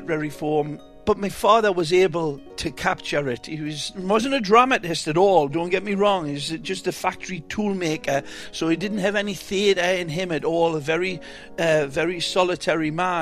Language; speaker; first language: English; native; English